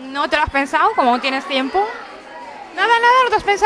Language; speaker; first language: Spanish; native; Spanish